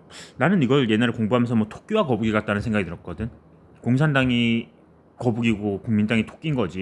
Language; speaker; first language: Korean; native; Korean